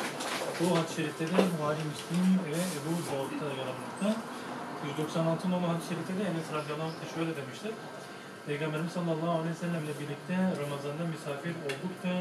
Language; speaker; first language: Turkish; native; Turkish